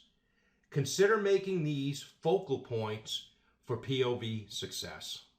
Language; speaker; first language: English; native; English